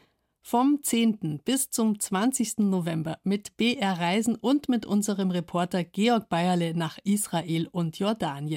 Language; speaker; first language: German; native; German